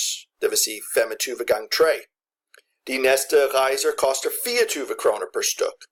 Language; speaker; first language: Danish; non-native, fluent; English